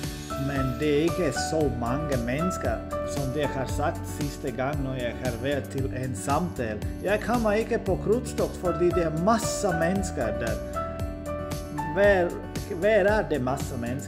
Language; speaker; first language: Swedish; non-native, learner; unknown